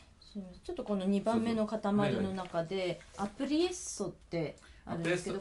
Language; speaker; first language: Japanese; native; Japanese